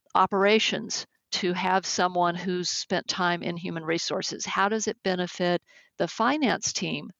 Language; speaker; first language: English; native; English